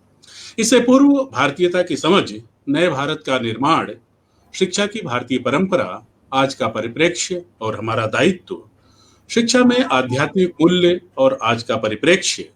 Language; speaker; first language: Hindi; native; Hindi